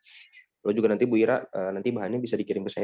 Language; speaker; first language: Indonesian; native; Indonesian